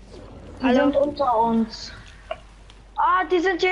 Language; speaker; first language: German; native; German